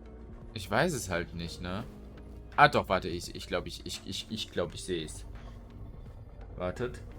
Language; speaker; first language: German; native; German